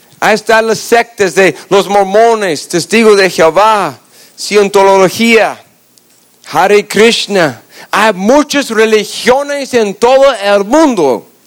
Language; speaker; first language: Spanish; non-native, fluent; English